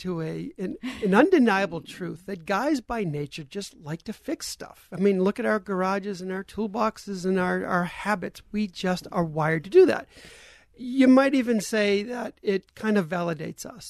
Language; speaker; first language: English; native; English